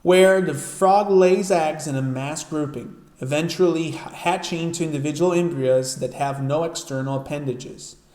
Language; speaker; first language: English; non-native, fluent; Portuguese